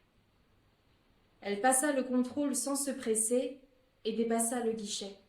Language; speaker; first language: French; native; French